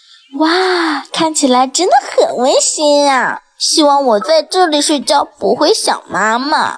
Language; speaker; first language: Chinese; native; Chinese